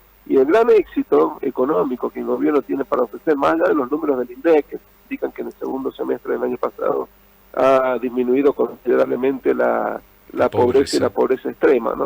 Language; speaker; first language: Spanish; native; Spanish